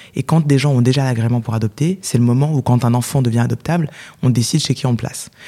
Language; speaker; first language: French; native; French